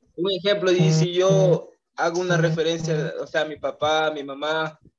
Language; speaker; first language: Spanish; native; Spanish